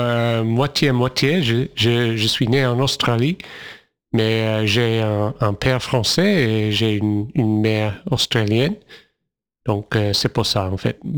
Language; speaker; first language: French; non-native, fluent; English